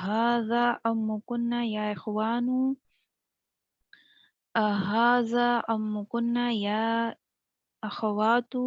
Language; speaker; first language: Arabic; non-native, learner; Urdu